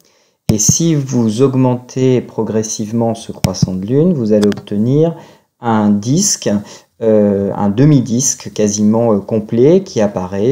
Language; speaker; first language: French; native; French